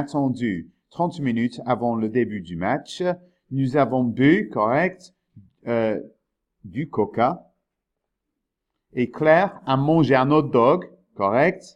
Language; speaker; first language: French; non-native, fluent; English